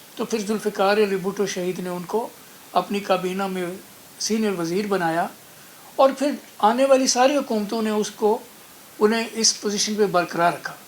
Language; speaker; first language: Urdu; non-native, local second language; Punjabi